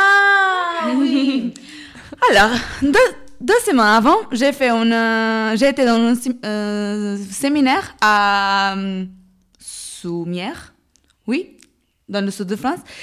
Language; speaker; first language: French; non-native, learner; Portuguese